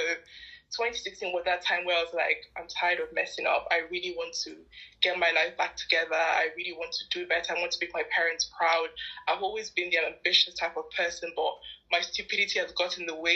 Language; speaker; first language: English; non-native, local second language; Yoruba